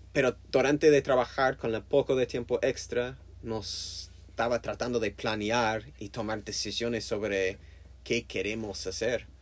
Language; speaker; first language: Spanish; non-native, learner; English